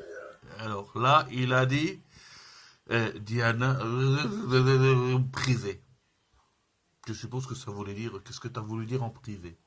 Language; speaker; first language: French; native; French